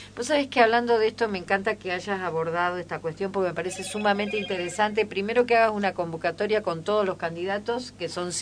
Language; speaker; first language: Spanish; native; Spanish